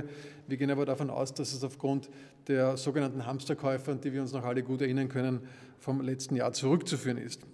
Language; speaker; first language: German; native; German